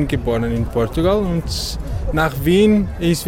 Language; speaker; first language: German; non-native, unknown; Portuguese